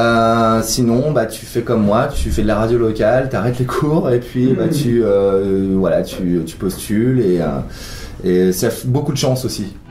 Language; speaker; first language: French; native; French